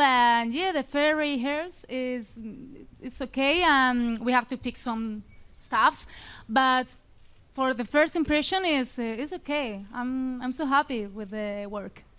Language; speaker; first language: English; non-native, fluent; Spanish